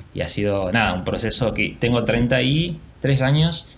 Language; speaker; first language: Spanish; native; Spanish